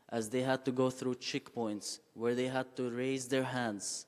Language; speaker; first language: English; non-native, fluent; Arabic